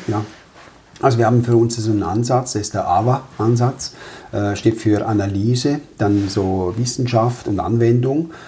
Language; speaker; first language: German; early bilingual, other home language; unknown